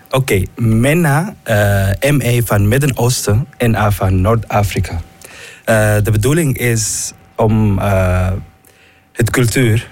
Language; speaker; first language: Dutch; non-native, fluent; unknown